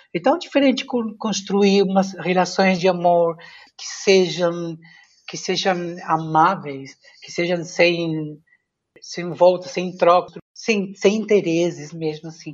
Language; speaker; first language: Portuguese; non-native, fluent; Spanish